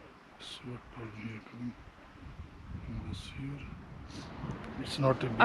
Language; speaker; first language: English; non-native, learner; Hindi